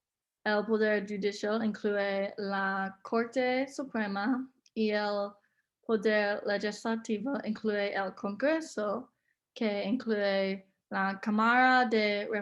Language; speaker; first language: Spanish; non-native, learner; English